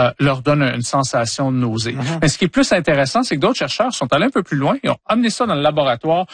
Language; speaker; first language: French; native; French